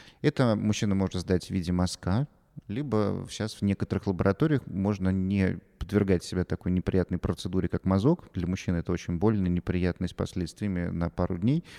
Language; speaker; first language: Russian; native; Russian